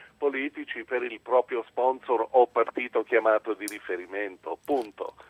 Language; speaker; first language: Italian; early bilingual, other home language; English